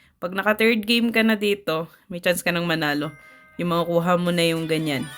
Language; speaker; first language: Filipino; native; Filipino